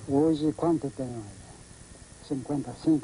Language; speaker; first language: Portuguese; non-native, learner; Japanese